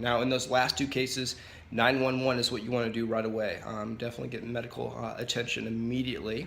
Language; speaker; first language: English; native; English